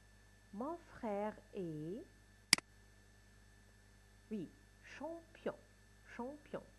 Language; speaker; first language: French; non-native, fluent; Arabic